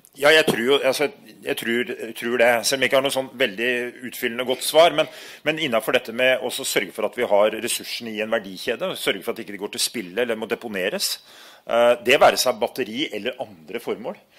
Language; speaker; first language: Norwegian; native; Norwegian